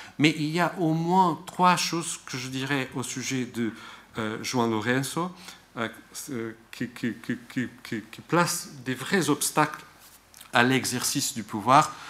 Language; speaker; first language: French; non-native, fluent; Portuguese